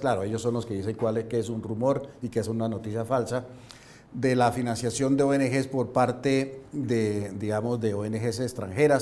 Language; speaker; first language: Spanish; native; Spanish